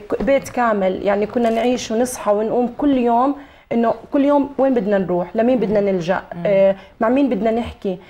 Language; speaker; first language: Arabic; native; Arabic